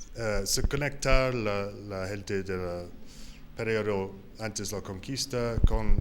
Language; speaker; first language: Spanish; non-native, learner; English